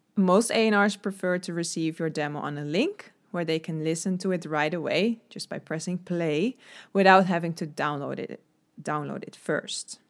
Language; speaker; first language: English; non-native, fluent; Dutch